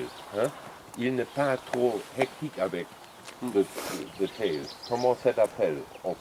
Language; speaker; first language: French; non-native, learner; German